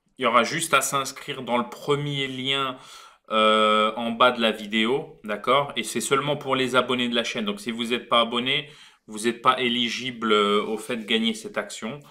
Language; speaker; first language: French; native; French